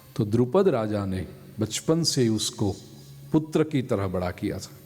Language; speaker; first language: Hindi; non-native, local second language; Gujarati